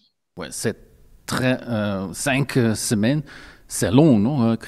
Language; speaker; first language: French; non-native, local second language; Dutch